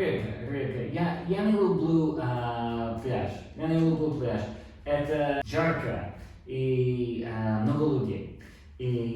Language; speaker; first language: Russian; non-native, learner; English